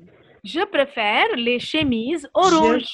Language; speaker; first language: French; non-native, fluent; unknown